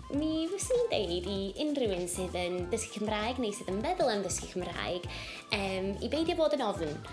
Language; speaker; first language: Welsh; non-native, local second language; English